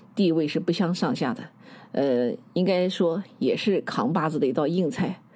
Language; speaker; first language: Chinese; native; Chinese